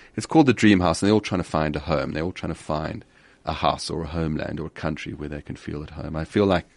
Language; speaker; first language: English; native; English